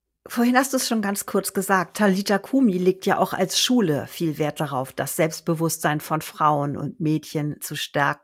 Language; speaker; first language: German; native; German